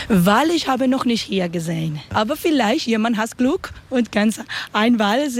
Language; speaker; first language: German; non-native, learner; Spanish